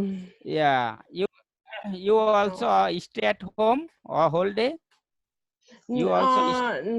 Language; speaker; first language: English; non-native, learner; Bangla